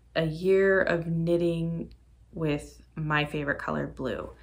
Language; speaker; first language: English; native; English